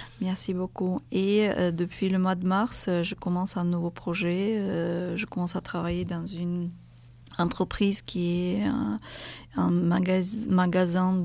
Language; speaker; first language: French; non-native, fluent; Russian